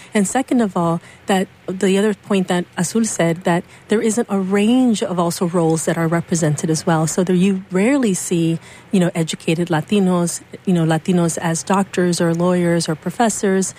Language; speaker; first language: English; early bilingual, other home language; Spanish